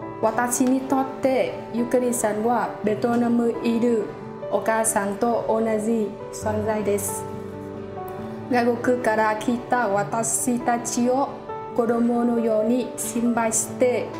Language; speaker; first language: Japanese; non-native, learner; Vietnamese